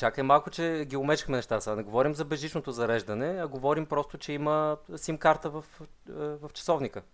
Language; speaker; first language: Bulgarian; native; Bulgarian